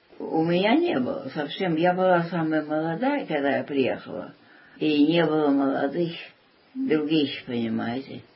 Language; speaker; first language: Russian; early bilingual, heritage; Russian